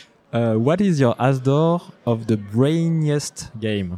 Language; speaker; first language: English; non-native, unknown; French